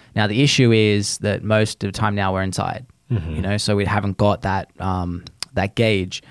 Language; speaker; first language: English; native; English